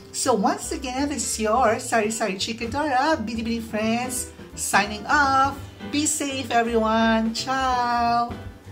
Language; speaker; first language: English; non-native, local second language; Filipino